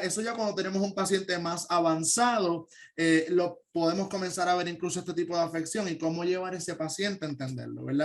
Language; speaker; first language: Spanish; native; Spanish